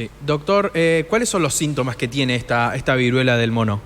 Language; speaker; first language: Spanish; native; Spanish